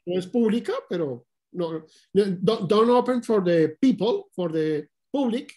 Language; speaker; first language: English; non-native, learner; Spanish